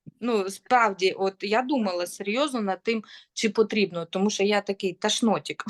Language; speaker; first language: Ukrainian; non-native, local second language; Russian